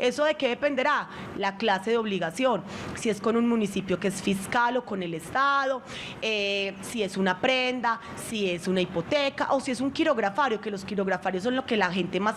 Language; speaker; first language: Spanish; native; Spanish